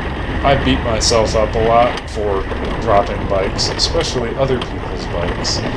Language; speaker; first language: English; native; English